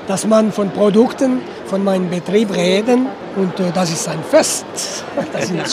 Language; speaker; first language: German; non-native, local second language; French